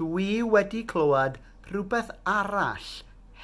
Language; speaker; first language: Welsh; non-native, fluent; English